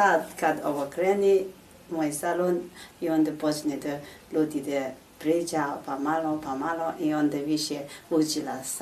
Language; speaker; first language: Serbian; non-native, learner; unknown